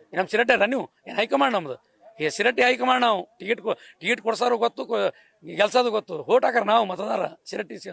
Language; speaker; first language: Kannada; non-native, local second language; Lambadi